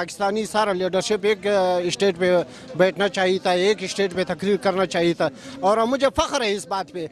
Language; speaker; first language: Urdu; non-native, local second language; Pashto